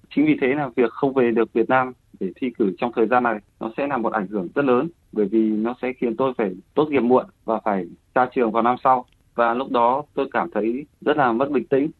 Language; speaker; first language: Vietnamese; native; Vietnamese